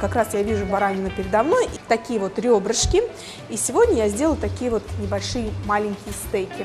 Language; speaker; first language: Russian; native; Russian